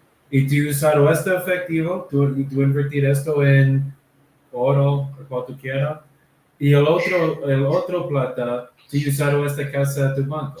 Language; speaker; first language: Spanish; non-native, learner; English